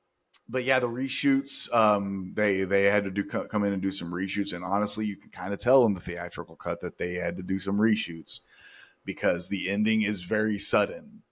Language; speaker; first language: English; native; English